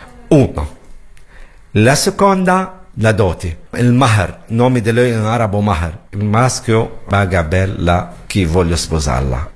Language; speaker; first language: Italian; non-native, learner; Arabic